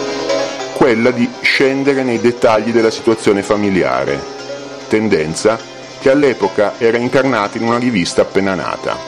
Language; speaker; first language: Italian; native; Italian